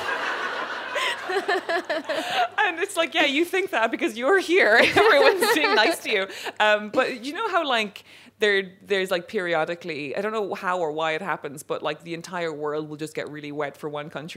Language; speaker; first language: English; native; English